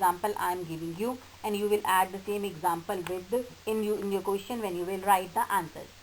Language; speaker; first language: English; non-native, local second language; Hindi